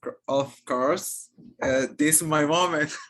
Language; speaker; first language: English; non-native, learner; Spanish